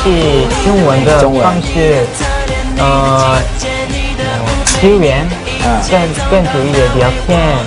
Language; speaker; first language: Chinese; non-native, learner; Korean